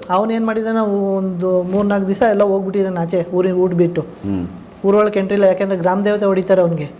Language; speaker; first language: Kannada; native; Kannada